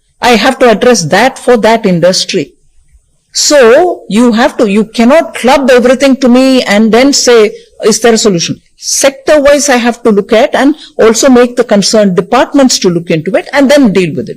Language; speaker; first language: English; non-native, local second language; Tamil